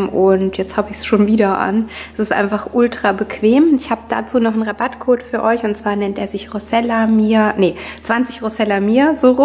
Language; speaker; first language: German; native; German